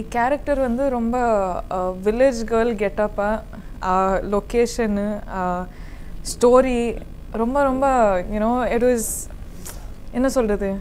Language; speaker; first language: Tamil; non-native, learner; Kodava